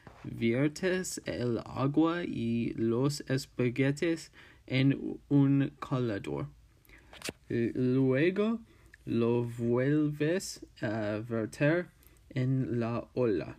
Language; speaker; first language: Spanish; non-native, learner; English